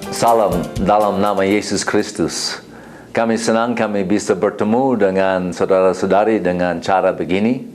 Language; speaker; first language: Indonesian; non-native, fluent; English